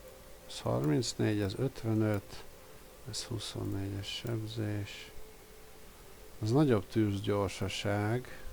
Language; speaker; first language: Hungarian; native; Hungarian